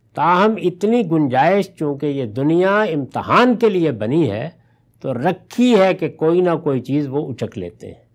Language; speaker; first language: Urdu; non-native, local second language; Punjabi